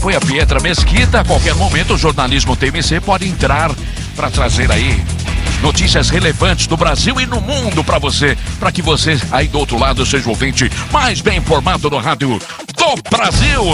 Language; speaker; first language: Portuguese; native; Portuguese